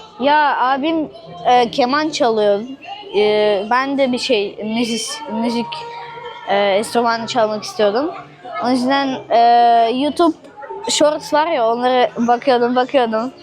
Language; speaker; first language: Turkish; early bilingual, other home language; Russian